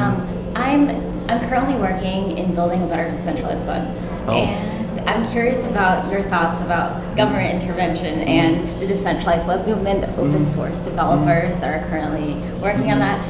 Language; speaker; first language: English; native; English